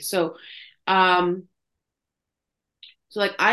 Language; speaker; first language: English; native; English